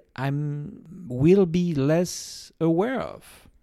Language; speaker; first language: English; non-native, fluent; French